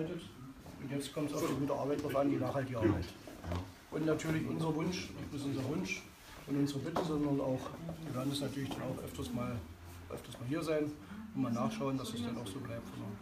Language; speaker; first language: German; native; German